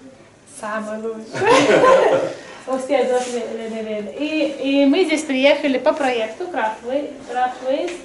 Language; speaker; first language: Russian; non-native, local second language; Lithuanian